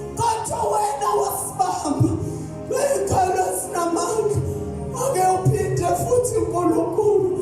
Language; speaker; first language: Zulu; non-native, local second language; Xhosa